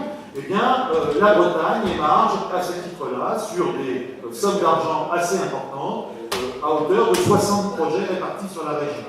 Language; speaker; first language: French; native; French